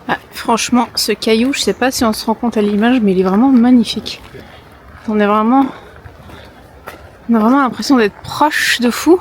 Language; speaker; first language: French; native; French